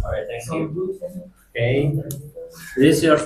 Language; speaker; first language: English; non-native, fluent; Indonesian